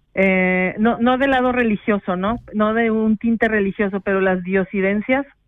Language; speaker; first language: Spanish; native; Spanish